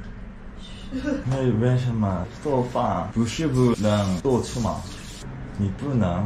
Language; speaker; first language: Chinese; non-native, learner; Korean